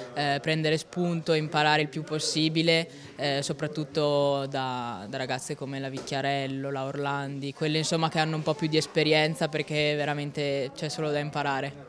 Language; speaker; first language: Italian; native; Italian